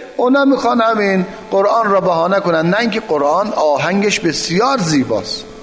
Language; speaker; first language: Persian; non-native, local second language; Azerbaijani